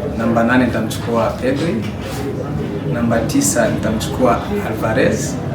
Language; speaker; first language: Swahili; native; Swahili